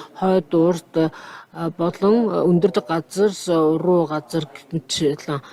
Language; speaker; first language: Mongolian; non-native, fluent; Japanese